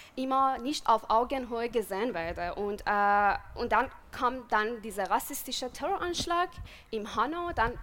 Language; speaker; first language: German; non-native, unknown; Persian